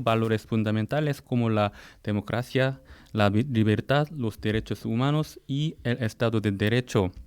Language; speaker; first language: Spanish; non-native, fluent; Korean